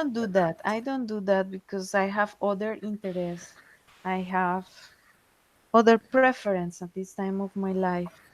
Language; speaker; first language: English; non-native, fluent; Spanish